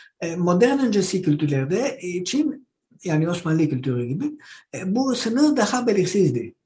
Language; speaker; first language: Turkish; non-native, fluent; Greek